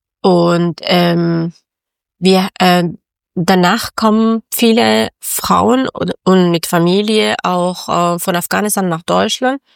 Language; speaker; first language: German; non-native, learner; Persian